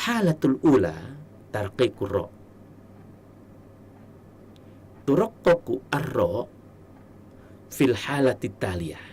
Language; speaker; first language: Arabic; non-native, fluent; Indonesian